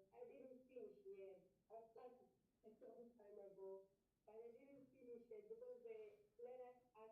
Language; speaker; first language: English; non-native, learner; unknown